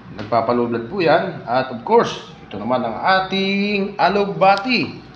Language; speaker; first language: Filipino; non-native, local second language; Waray